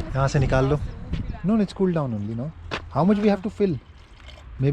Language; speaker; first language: English; non-native, fluent; Hindi